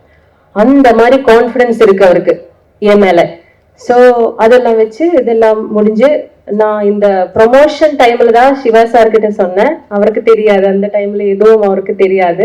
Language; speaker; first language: Tamil; non-native, learner; Malayalam